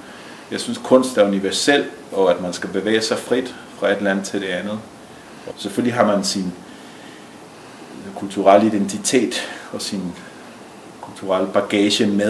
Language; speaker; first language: Danish; early bilingual, other home language; Spanish